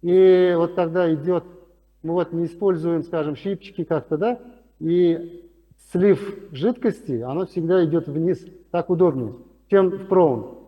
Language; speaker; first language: Russian; non-native, local second language; Uzbek